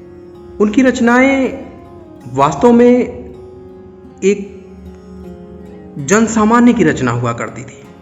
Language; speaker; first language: Hindi; native; Hindi